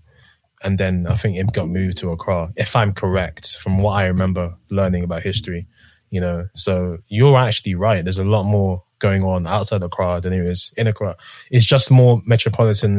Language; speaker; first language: English; native; English